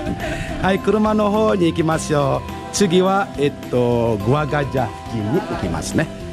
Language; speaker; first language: Japanese; non-native, fluent; Indonesian